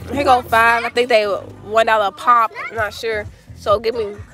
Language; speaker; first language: English; native; English